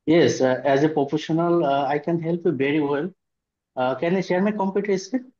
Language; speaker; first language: English; non-native, learner; Bangla